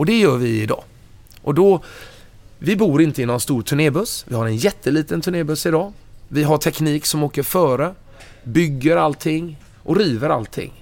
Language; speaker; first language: Swedish; native; Swedish